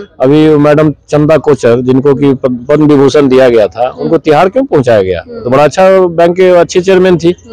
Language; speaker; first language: Hindi; native; Hindi